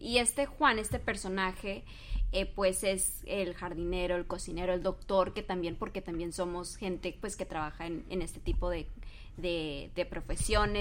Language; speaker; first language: Spanish; early bilingual, heritage; Spanish